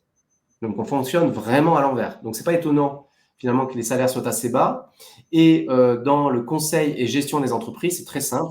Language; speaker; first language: French; native; French